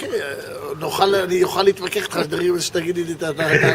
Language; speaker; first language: Hebrew; native; Hebrew